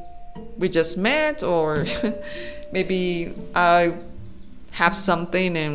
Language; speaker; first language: English; non-native, fluent; Spanish